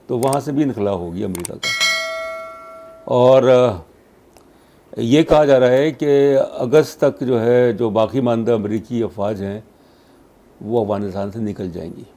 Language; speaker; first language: Urdu; native; Urdu